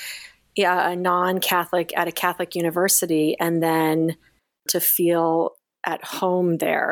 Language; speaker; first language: English; native; English